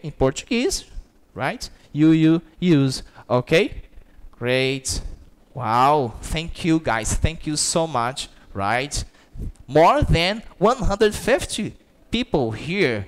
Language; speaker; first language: English; non-native, fluent; Portuguese